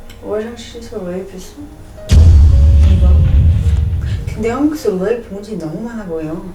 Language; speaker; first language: Korean; non-native, learner; French